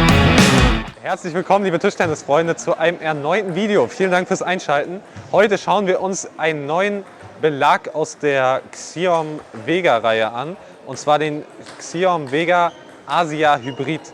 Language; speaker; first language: German; native; German